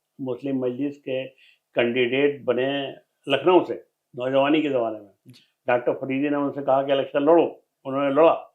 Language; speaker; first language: Urdu; native; Urdu